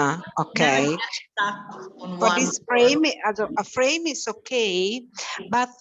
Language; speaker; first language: English; non-native, learner; Italian